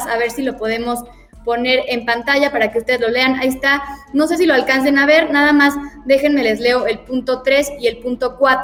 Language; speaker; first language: Spanish; native; Spanish